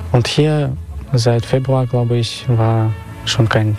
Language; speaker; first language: German; non-native, fluent; Russian